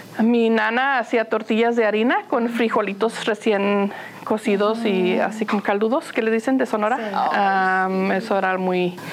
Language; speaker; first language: Spanish; early bilingual, heritage; Spanish